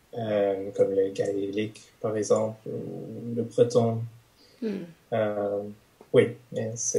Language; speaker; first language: French; non-native, fluent; English